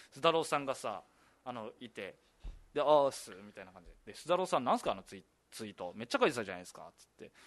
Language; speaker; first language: Japanese; native; Japanese